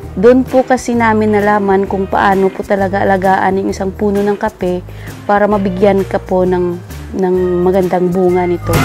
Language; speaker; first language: Filipino; non-native, local second language; Hiligaynon